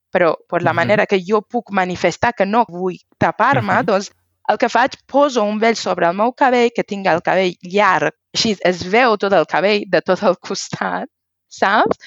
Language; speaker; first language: Catalan; non-native, fluent; Persian